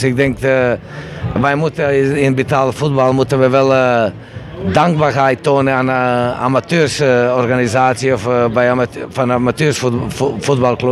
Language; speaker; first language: Dutch; non-native, fluent; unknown